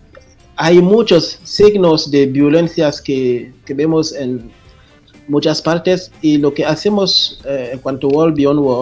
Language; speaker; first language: Spanish; non-native, fluent; French